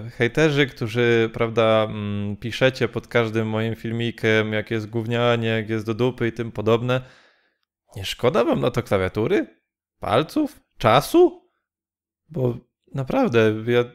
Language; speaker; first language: Polish; native; Polish